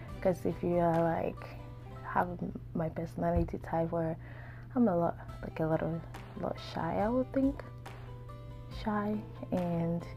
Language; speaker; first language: English; non-native, local second language; Akan